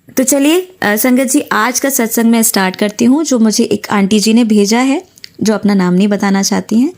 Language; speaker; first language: Hindi; native; Hindi